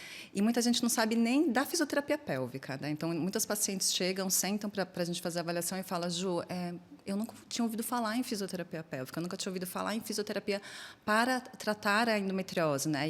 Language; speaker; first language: Portuguese; native; Portuguese